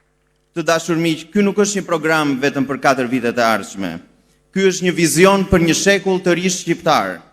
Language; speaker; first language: Albanian; native; Albanian